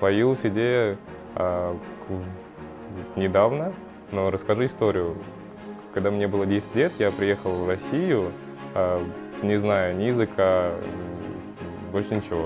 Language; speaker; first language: Russian; early bilingual, other home language; Kyrgyz